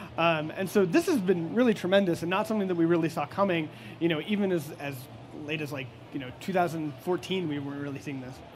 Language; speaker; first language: English; native; English